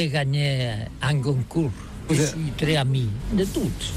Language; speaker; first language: French; non-native, learner; Catalan